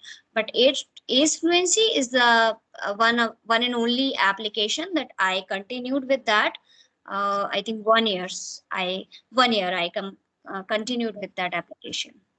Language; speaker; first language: English; non-native, fluent; Hindi